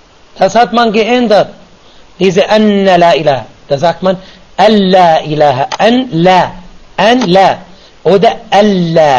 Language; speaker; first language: German; non-native, fluent; Arabic